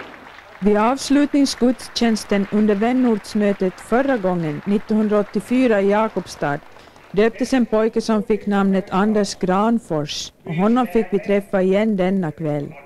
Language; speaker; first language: Swedish; native; Swedish